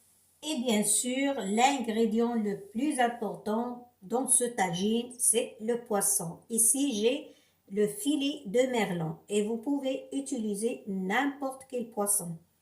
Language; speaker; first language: French; non-native, local second language; Arabic